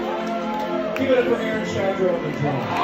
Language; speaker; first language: English; native; English